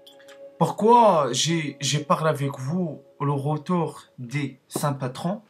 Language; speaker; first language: French; non-native, learner; Arabic